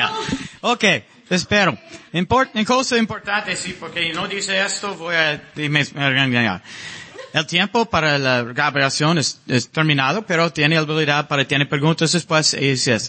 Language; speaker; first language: Spanish; non-native, learner; English